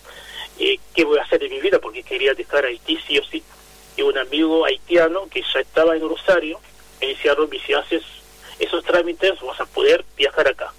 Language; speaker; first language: Spanish; non-native, fluent; Haitian Creole